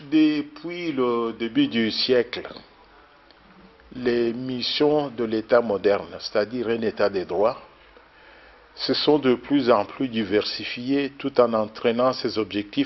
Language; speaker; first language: French; non-native, local second language; Luba-Lulua